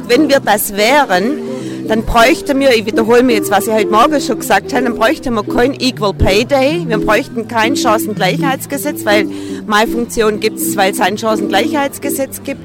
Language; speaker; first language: German; native; German